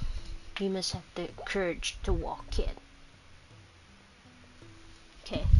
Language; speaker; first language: English; non-native, local second language; Filipino